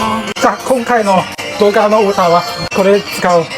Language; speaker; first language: Japanese; non-native, learner; Chinese